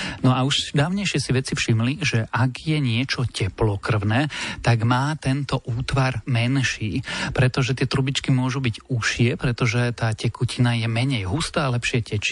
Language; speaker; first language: Slovak; native; Slovak